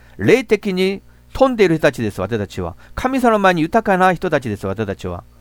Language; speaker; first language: Japanese; non-native, fluent; Korean